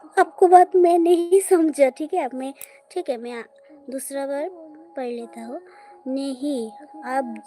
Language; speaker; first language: Hindi; non-native, local second language; Bangla